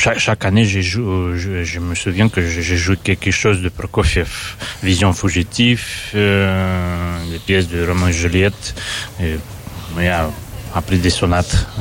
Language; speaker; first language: French; non-native, fluent; Russian